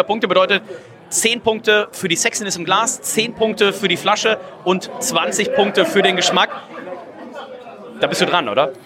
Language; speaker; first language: German; native; German